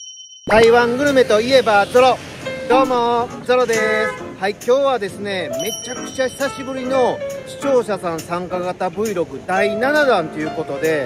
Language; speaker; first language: Japanese; native; Japanese